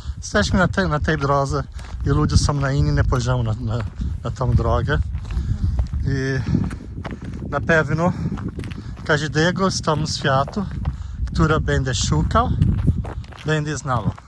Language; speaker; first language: Polish; non-native, learner; Portuguese